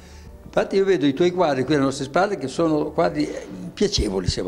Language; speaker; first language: Italian; native; Italian